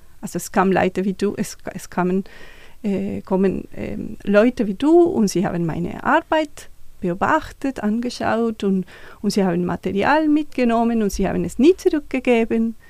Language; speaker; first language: German; non-native, fluent; Spanish